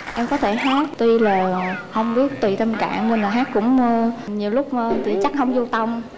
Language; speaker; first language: Vietnamese; native; Vietnamese